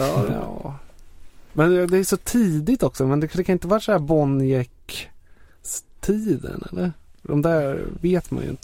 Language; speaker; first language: Swedish; native; Swedish